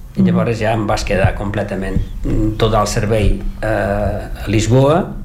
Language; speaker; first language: Catalan; non-native, fluent; Portuguese